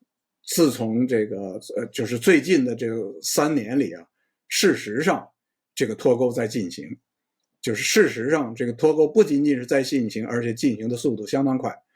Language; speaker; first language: Chinese; native; Chinese